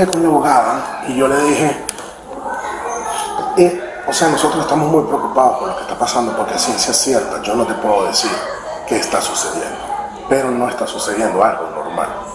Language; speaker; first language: Spanish; native; Spanish